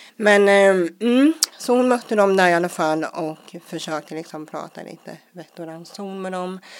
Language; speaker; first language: Swedish; early bilingual, other home language; English